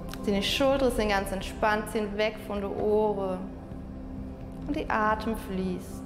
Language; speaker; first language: German; non-native, fluent; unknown